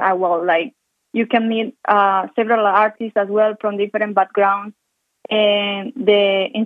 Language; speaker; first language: English; non-native, fluent; Spanish